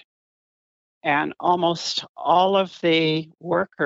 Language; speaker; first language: English; native; English